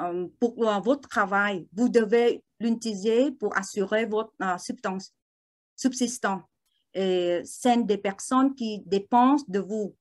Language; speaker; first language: French; non-native, learner; Vietnamese